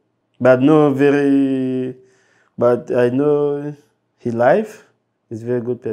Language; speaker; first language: English; non-native, local second language; French